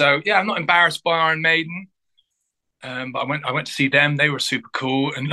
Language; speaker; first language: English; native; English